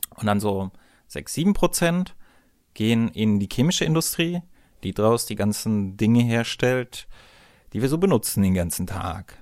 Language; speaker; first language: German; native; German